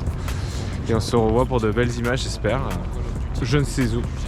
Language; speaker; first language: French; native; French